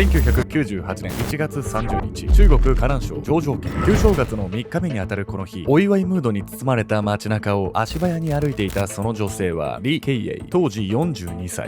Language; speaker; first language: Japanese; native; Japanese